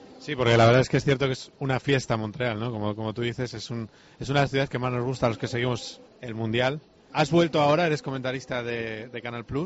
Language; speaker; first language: Spanish; native; Spanish